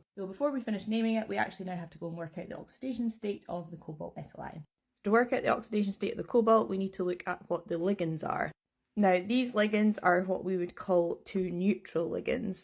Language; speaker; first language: English; native; English